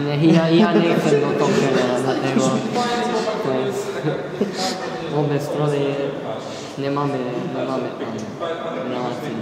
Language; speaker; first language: Polish; non-native, learner; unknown